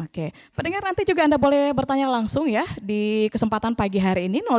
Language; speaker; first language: Indonesian; native; Indonesian